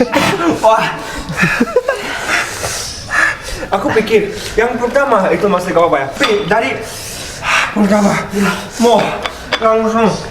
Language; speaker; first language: Indonesian; non-native, learner; Japanese